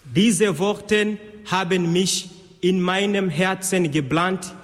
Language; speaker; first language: German; non-native, fluent; Swahili